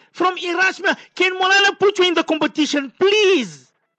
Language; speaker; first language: English; native; English